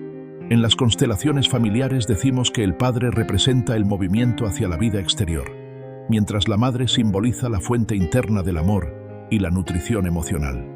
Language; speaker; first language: Spanish; native; Spanish